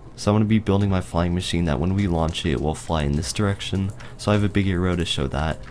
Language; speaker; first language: English; native; English